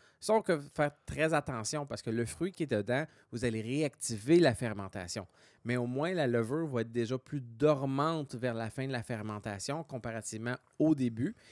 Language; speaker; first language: French; native; French